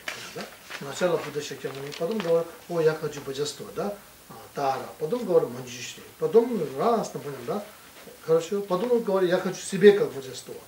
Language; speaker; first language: Russian; non-native, learner; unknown